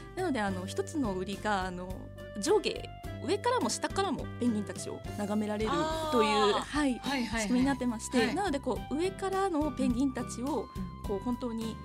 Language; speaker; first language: Japanese; native; Japanese